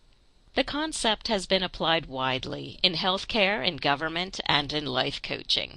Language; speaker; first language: English; native; English